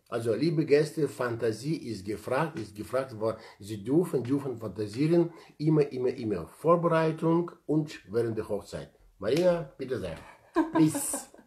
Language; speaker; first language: German; non-native, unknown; Russian